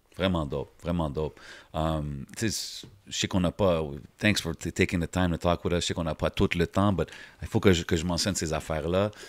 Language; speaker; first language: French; native; French